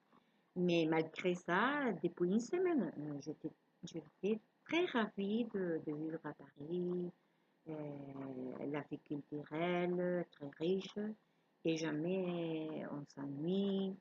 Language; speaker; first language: French; non-native, learner; Spanish